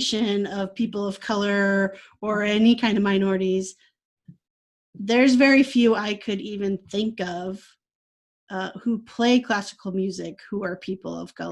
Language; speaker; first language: English; native; English